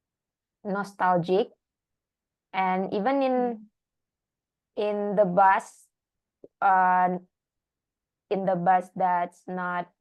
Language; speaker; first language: English; non-native, learner; Indonesian